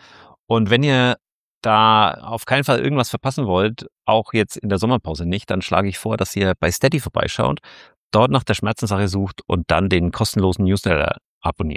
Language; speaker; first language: German; native; German